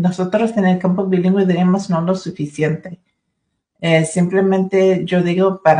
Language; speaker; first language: Spanish; early bilingual, other home language; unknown